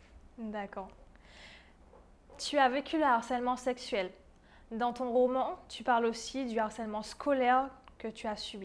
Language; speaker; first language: French; native; French